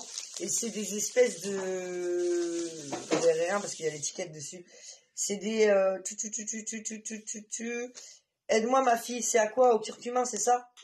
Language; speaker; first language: French; native; French